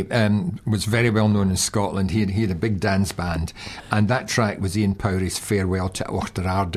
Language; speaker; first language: English; native; English